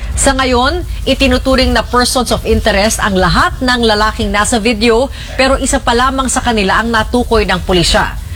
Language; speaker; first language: Filipino; native; Filipino